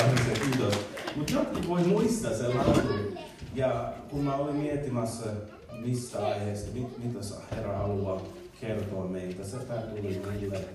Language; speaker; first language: Finnish; non-native, learner; English